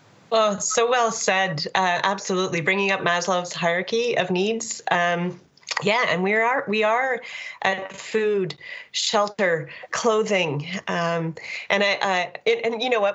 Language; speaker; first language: English; native; English